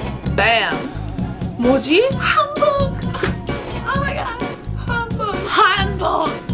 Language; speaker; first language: Korean; non-native, fluent; English